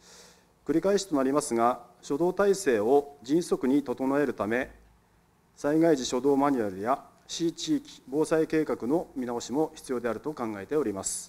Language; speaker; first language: Japanese; native; Japanese